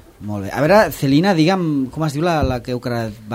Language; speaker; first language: Catalan; native; Catalan